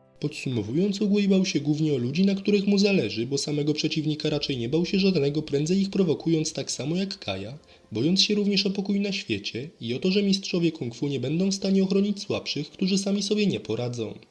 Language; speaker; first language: Polish; native; Polish